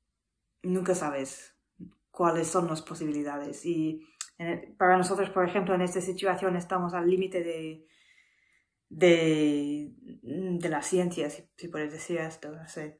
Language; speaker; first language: Spanish; non-native, learner; English